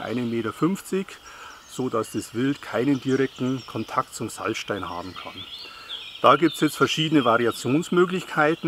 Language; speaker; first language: German; native; German